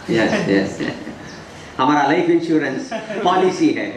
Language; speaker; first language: Hindi; non-native, learner; English